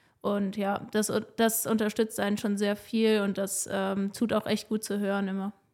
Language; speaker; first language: German; native; German